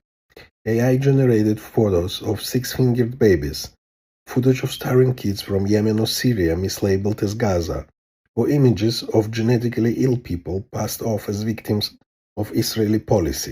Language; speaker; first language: English; non-native, fluent; Hebrew